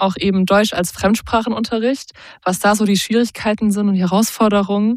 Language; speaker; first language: German; native; German